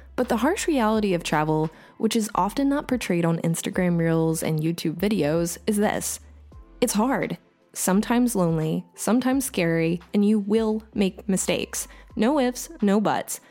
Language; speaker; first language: English; native; English